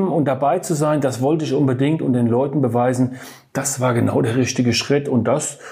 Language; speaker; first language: German; native; German